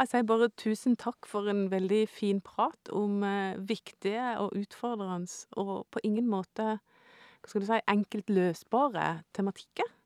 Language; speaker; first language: Norwegian; native; Norwegian